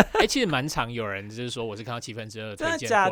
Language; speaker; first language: Chinese; native; Chinese